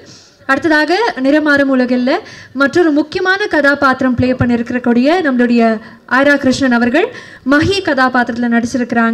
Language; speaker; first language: Tamil; native; Tamil